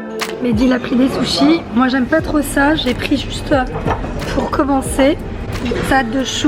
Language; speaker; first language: French; native; French